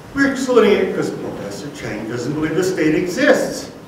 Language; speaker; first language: English; native; English